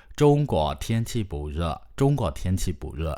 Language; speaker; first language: Chinese; non-native, fluent; Burmese